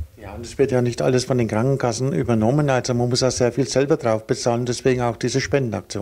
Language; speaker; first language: German; native; German